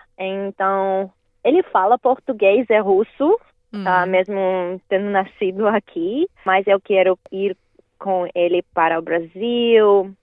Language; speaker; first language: Portuguese; non-native, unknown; Russian